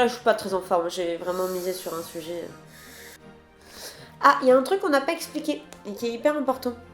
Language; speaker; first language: French; native; French